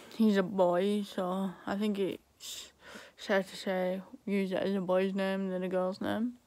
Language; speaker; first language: English; native; English